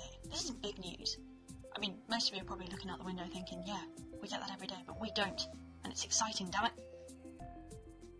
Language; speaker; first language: English; native; English